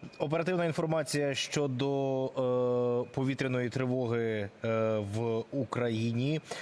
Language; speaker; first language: Ukrainian; native; Ukrainian